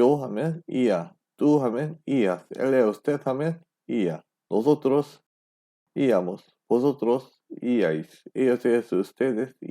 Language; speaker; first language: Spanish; non-native, fluent; Korean